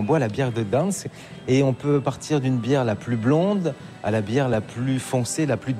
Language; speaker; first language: French; native; French